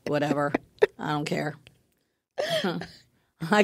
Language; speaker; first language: English; native; English